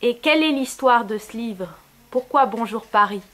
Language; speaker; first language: French; native; French